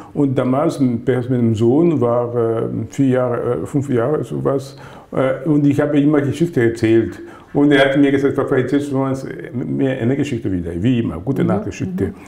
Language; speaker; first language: German; non-native, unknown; Lingala